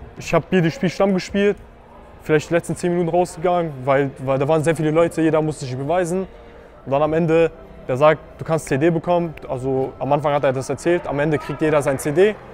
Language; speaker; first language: German; early bilingual, other home language; Kurdish